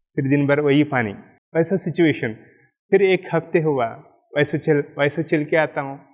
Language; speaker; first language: Hindi; non-native, local second language; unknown